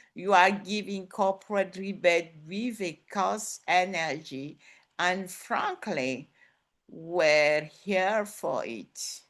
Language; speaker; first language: English; non-native, learner; French